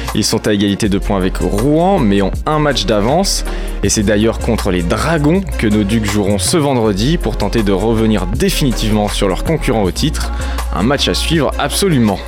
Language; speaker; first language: French; native; French